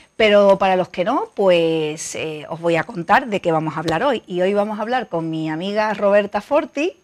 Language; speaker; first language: Spanish; native; Spanish